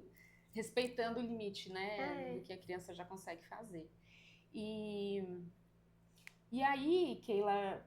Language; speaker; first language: Portuguese; native; Portuguese